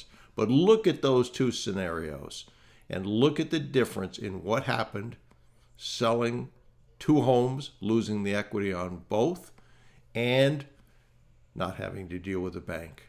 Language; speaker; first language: English; native; English